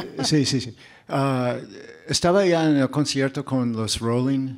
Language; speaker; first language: Spanish; non-native, fluent; English